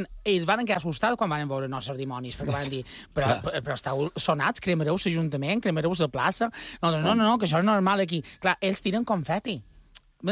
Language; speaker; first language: Catalan; native; Catalan